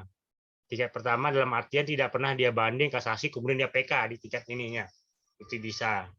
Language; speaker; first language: Indonesian; native; Indonesian